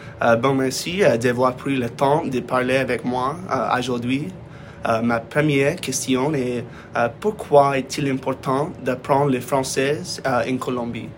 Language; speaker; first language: French; non-native, learner; English